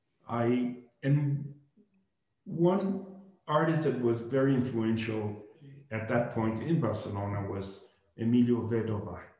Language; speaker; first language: English; non-native, fluent; Spanish